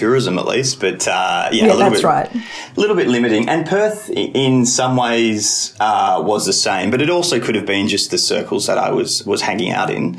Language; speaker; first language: English; native; English